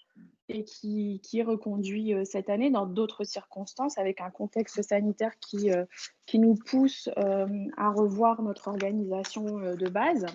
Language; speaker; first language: French; native; French